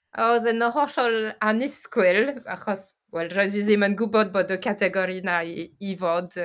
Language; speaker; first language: Welsh; non-native, fluent; French